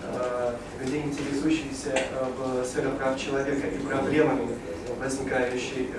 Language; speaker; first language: Russian; native; Russian